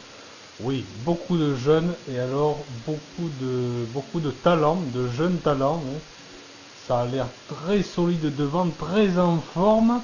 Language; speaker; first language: French; native; French